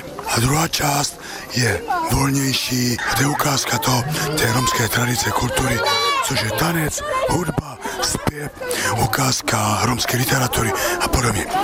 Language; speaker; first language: Czech; native; Czech